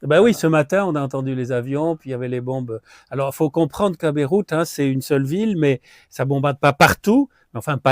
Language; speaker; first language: French; native; French